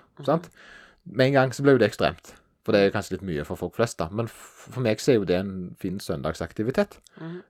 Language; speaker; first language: Norwegian; native; Norwegian